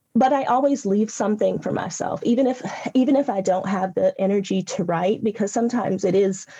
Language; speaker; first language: English; native; English